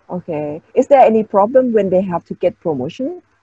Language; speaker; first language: English; non-native, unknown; Thai